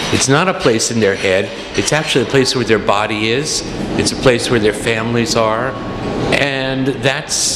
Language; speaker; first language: English; native; English